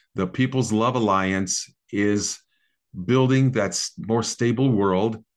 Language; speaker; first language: English; native; English